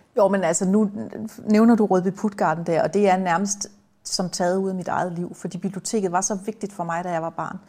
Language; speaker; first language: Danish; native; Danish